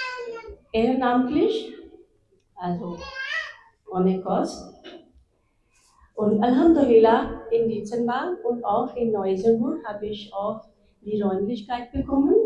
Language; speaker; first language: German; non-native, fluent; Urdu